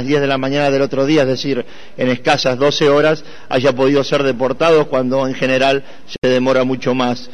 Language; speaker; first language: Spanish; native; Spanish